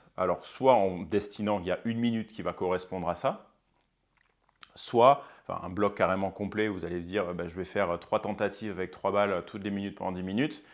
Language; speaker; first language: French; native; French